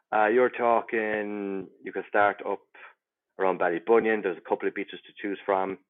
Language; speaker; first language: English; native; English